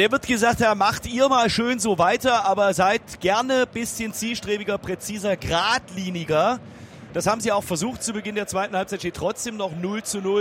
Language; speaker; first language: German; native; German